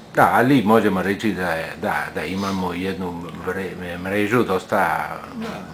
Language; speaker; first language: Croatian; early bilingual, heritage; Croatian